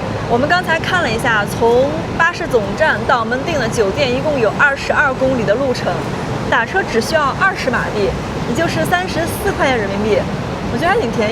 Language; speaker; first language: Chinese; native; Chinese